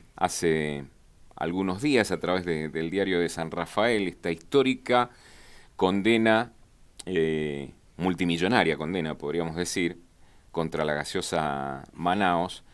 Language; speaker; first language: Spanish; native; Spanish